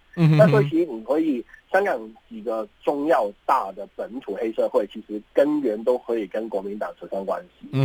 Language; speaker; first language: Chinese; non-native, fluent; Cantonese